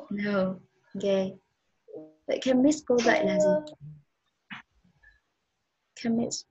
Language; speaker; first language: Vietnamese; native; Vietnamese